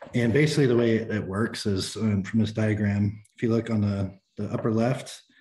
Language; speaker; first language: English; native; English